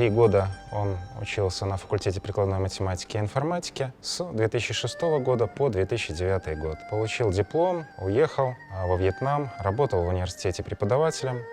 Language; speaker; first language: Russian; native; Russian